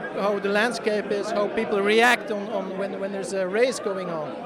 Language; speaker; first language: English; non-native, fluent; Dutch